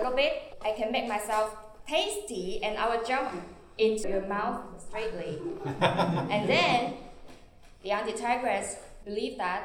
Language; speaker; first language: English; non-native, fluent; Chinese